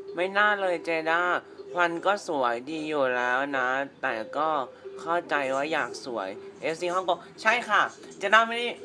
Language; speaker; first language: Thai; native; Thai